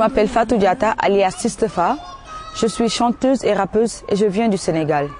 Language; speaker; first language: French; non-native, local second language; Jola-Fonyi